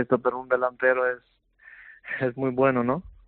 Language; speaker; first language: Spanish; non-native, fluent; Albanian